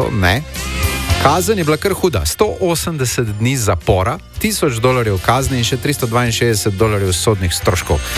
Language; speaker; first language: Slovenian; native; Slovenian